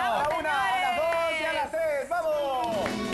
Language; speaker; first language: Spanish; native; Spanish